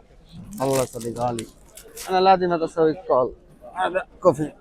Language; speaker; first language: Arabic; non-native, learner; Bangla